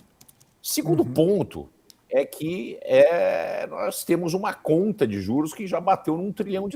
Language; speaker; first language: Portuguese; native; Portuguese